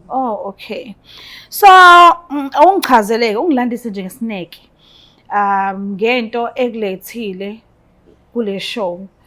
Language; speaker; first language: Zulu; native; Zulu